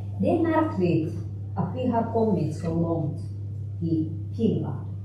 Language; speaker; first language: Swedish; non-native, local second language; Finnish